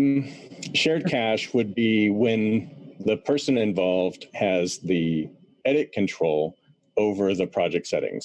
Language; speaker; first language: English; native; English